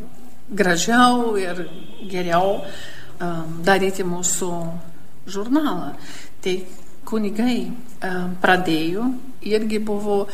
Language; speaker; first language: Lithuanian; early bilingual, heritage; Lithuanian